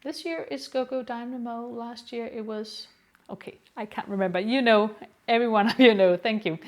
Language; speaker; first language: English; non-native, fluent; Danish